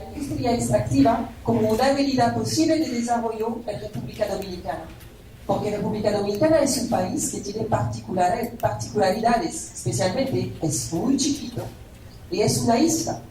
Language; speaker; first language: Spanish; non-native, fluent; French